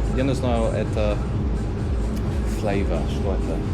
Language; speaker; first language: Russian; non-native, learner; English